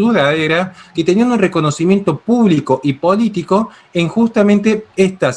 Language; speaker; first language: Spanish; native; Spanish